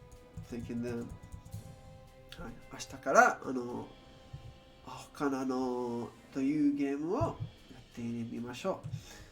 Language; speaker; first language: Japanese; non-native, learner; English